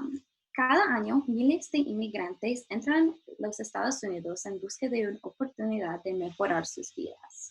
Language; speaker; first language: Spanish; non-native, learner; English